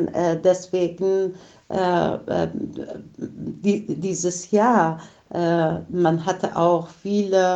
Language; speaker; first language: German; non-native, fluent; Persian